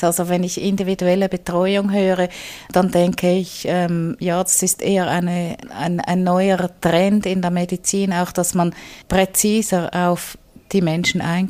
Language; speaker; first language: German; native; German